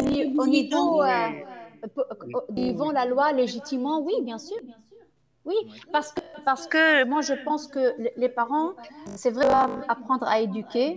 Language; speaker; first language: French; non-native, fluent; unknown